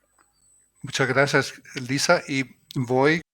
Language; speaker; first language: Spanish; non-native, fluent; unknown